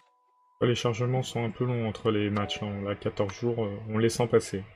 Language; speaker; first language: French; native; French